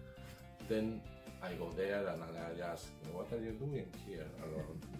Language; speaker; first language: English; non-native, learner; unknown